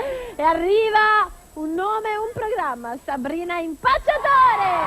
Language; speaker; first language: Italian; native; Italian